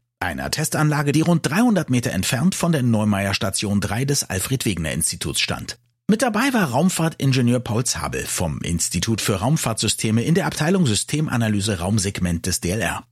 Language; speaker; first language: German; native; German